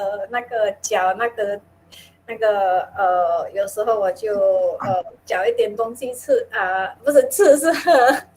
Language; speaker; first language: Chinese; non-native, local second language; Min Nan Chinese